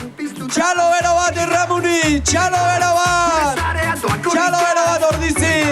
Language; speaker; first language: Basque; native; Basque